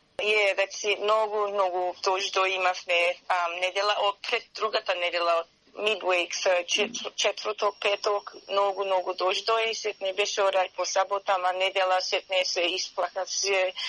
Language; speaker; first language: Macedonian; early bilingual, heritage; Macedonian